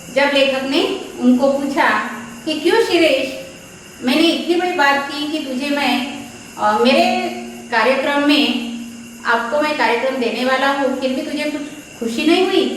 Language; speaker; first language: Hindi; non-native, local second language; Marathi